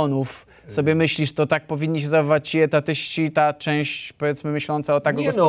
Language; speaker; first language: Polish; native; Polish